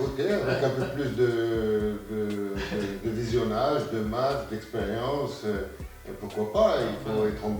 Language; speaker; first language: French; non-native, local second language; Arabic